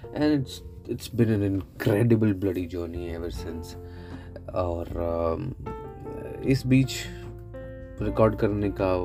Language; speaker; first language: Hindi; native; Hindi